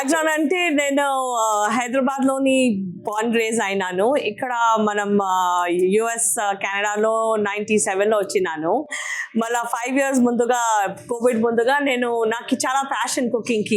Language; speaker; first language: Telugu; non-native, local second language; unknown